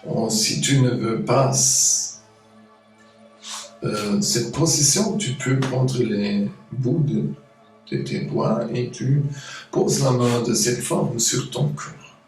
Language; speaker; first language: French; non-native, fluent; German